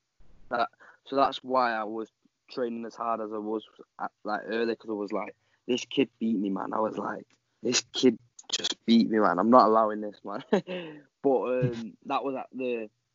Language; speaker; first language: English; native; English